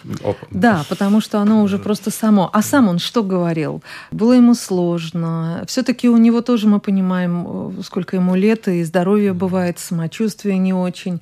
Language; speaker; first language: Russian; native; Russian